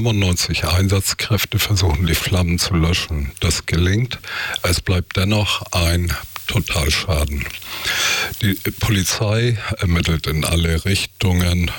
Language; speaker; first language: German; native; German